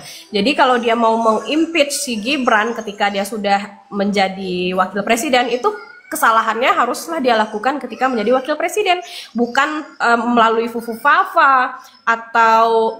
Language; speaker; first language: Indonesian; native; Indonesian